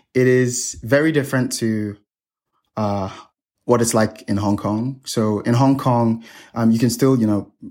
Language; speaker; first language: English; native; English